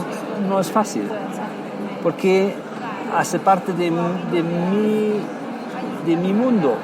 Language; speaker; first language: Spanish; non-native, fluent; German